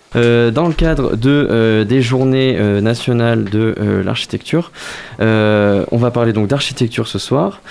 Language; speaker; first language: French; native; French